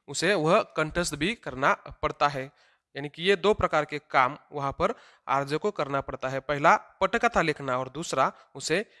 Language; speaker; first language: Hindi; non-native, local second language; Marathi